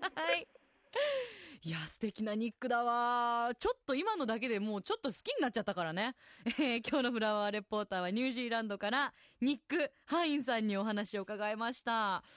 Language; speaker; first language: Japanese; native; Japanese